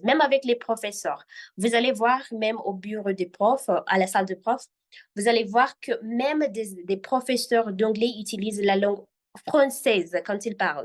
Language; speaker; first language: French; non-native, fluent; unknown